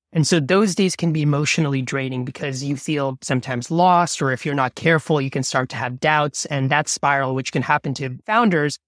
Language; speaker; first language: English; non-native, local second language; Bangla